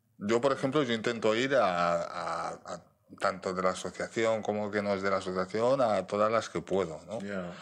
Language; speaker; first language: Spanish; native; Spanish